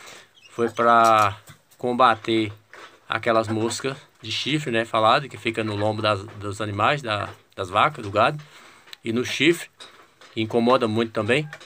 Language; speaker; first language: Portuguese; native; Portuguese